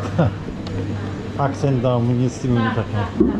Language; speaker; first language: Russian; non-native, learner; English